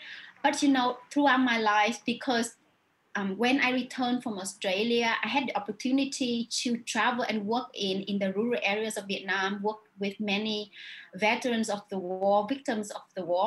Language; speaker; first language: English; non-native, fluent; Vietnamese